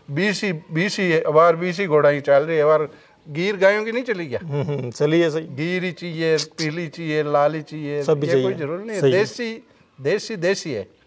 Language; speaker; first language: Hindi; native; Hindi